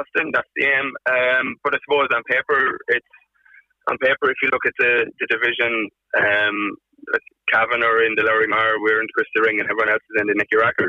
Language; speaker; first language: English; native; English